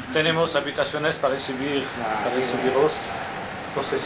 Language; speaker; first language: Spanish; non-native, learner; French